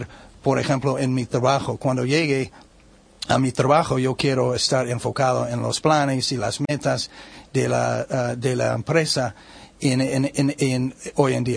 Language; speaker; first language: Spanish; non-native, learner; English